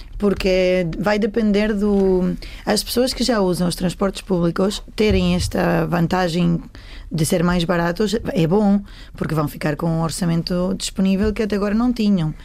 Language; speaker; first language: Portuguese; native; Portuguese